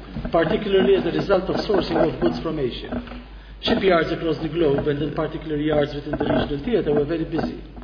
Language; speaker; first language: English; non-native, local second language; Maltese